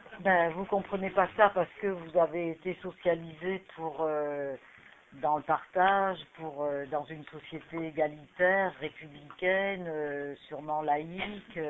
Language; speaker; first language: French; native; French